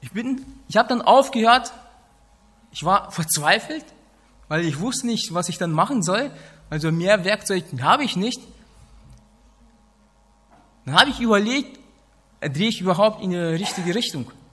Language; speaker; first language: German; non-native, fluent; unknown